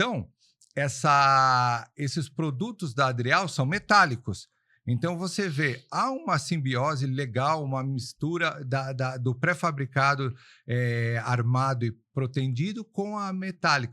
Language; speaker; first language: Portuguese; native; Portuguese